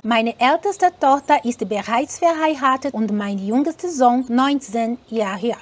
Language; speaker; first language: German; non-native, learner; Portuguese